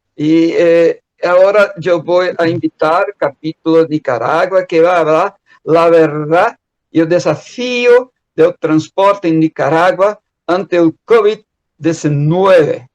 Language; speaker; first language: Spanish; non-native, fluent; Portuguese